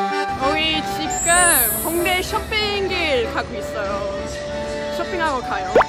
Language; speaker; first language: Korean; non-native, fluent; Dutch